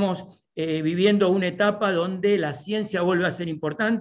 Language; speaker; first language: Spanish; native; Spanish